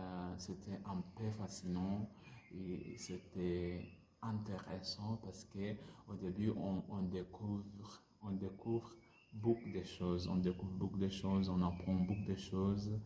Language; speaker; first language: French; non-native, learner; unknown